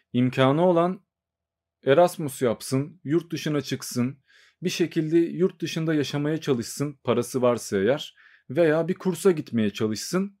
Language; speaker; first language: Turkish; native; Turkish